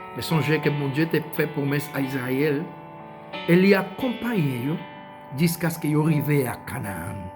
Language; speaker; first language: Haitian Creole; non-native, fluent; Spanish